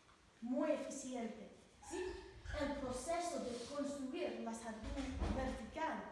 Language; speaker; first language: Spanish; non-native, learner; English